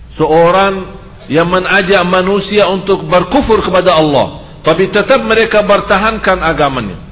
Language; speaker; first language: Indonesian; non-native, fluent; Arabic